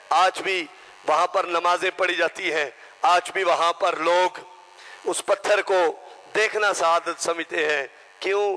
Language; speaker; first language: Urdu; native; Urdu